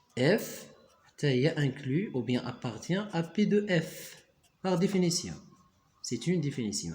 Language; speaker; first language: French; non-native, local second language; Arabic